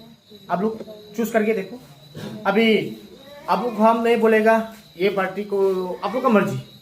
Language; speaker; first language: Hindi; non-native, local second language; Garo